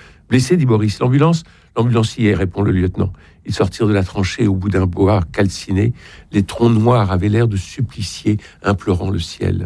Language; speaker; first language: French; native; French